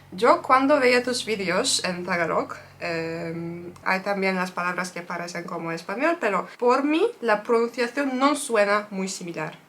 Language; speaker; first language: Spanish; non-native, fluent; Turkish